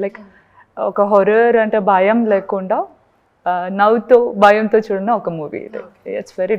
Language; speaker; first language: Telugu; non-native, learner; Malayalam